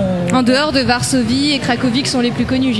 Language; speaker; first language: French; native; French